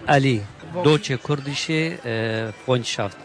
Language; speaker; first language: German; non-native, learner; Kurdish